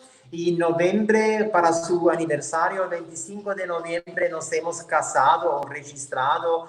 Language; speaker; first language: Portuguese; non-native, learner; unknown